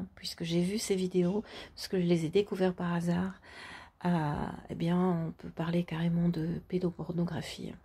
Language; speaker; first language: French; native; French